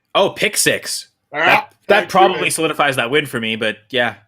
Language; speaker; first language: English; native; English